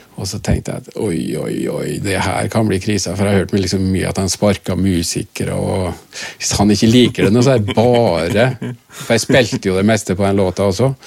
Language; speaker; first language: Norwegian; native; Norwegian